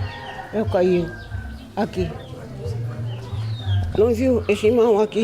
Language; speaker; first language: Portuguese; non-native, learner; Kabuverdianu